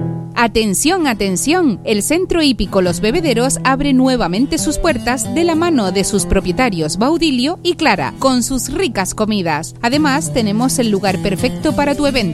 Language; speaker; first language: Spanish; native; Spanish